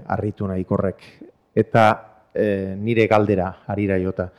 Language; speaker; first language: Basque; non-native, local second language; French